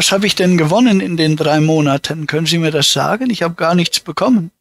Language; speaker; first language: German; native; German